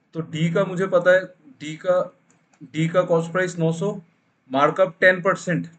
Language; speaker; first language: Hindi; non-native, local second language; Bangla